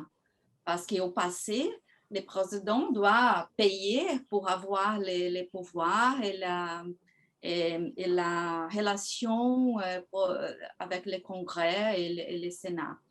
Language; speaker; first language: French; non-native, fluent; Portuguese